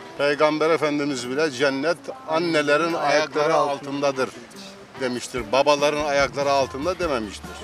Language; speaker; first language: Turkish; native; Turkish